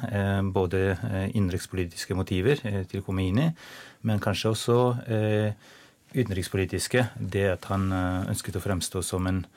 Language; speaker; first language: Norwegian; non-native, fluent; Albanian